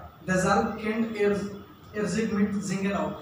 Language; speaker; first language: German; non-native, learner; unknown